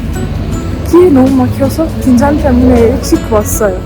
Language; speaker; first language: Korean; non-native, learner; Ukrainian